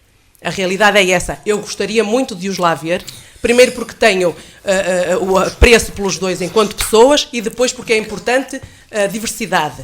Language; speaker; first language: Portuguese; native; Portuguese